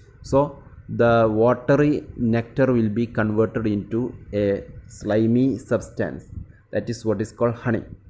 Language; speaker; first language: English; non-native, local second language; Malayalam